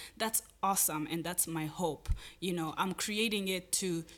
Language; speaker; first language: English; non-native, local second language; Kinyarwanda